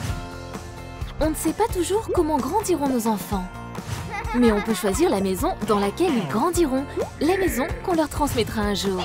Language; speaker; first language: French; native; French